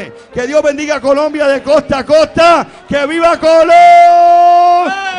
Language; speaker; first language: Spanish; native; Spanish